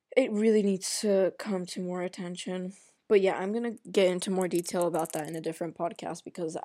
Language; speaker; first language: English; non-native, fluent; Arabic